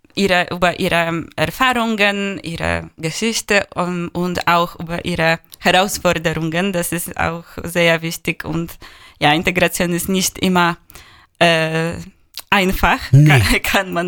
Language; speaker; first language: German; non-native, fluent; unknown